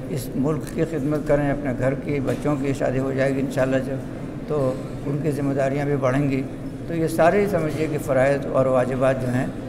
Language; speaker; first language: Urdu; native; Urdu